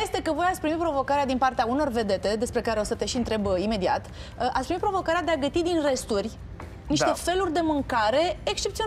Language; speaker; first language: Romanian; native; Romanian